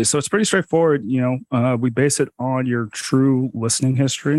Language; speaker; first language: English; native; English